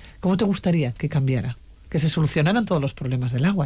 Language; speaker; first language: Spanish; native; Spanish